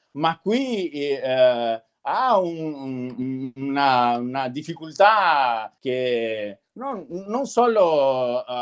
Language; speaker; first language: Italian; non-native, learner; Portuguese